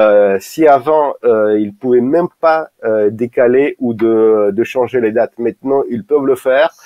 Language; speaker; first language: French; non-native, fluent; Russian